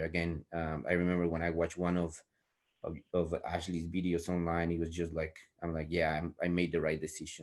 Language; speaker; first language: English; non-native, fluent; Spanish